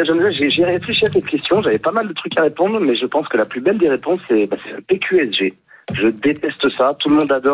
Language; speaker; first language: French; native; French